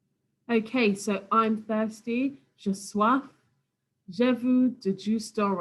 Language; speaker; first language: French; non-native, learner; English